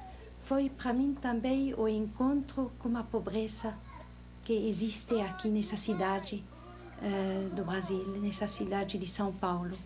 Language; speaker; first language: Portuguese; non-native, fluent; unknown